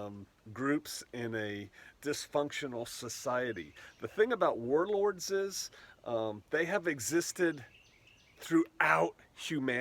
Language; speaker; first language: English; native; English